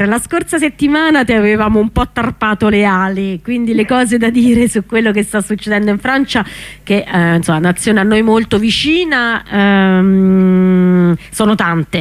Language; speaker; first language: Italian; native; Italian